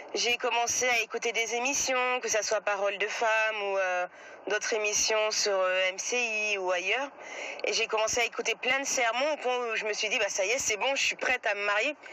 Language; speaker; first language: French; native; French